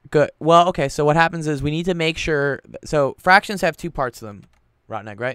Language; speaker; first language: English; native; English